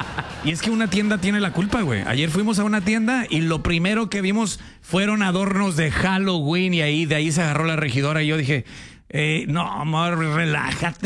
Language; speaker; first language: Spanish; native; Spanish